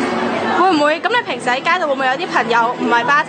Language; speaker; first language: Cantonese; native; Cantonese